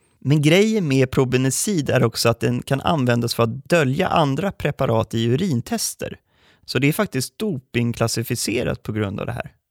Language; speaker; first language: Swedish; native; Swedish